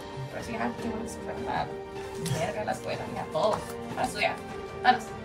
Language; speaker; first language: Spanish; early bilingual, heritage; Spanish